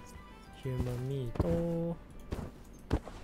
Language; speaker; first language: English; non-native, learner; Japanese